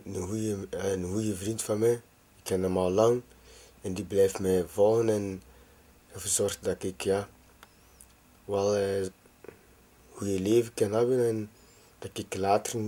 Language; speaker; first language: Dutch; non-native, fluent; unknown